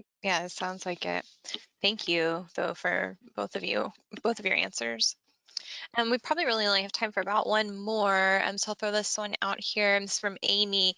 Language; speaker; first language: English; native; English